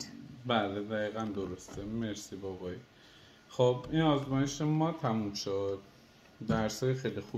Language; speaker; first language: Persian; native; Persian